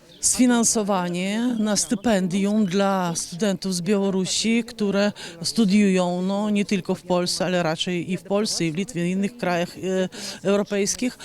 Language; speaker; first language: Polish; non-native, fluent; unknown